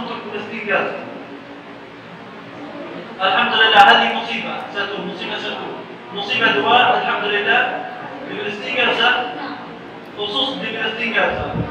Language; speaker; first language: Indonesian; non-native, learner; Arabic